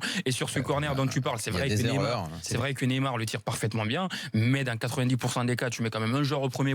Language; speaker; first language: French; native; French